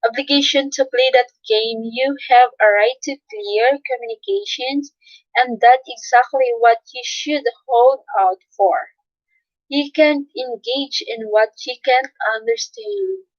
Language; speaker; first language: English; non-native, local second language; Filipino